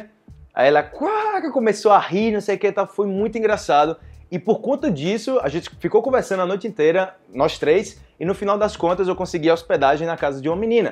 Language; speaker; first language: Portuguese; native; Portuguese